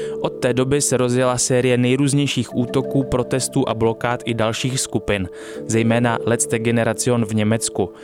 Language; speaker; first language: Czech; native; Czech